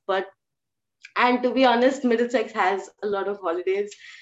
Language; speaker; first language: English; early bilingual, other home language; Hindi